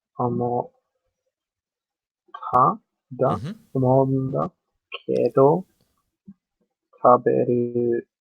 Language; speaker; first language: Japanese; non-native, learner; English